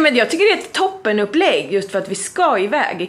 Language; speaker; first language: Swedish; native; Swedish